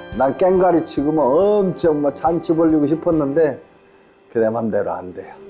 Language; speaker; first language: Korean; native; Korean